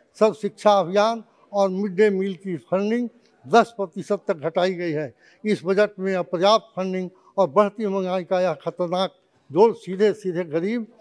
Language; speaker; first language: Hindi; native; Hindi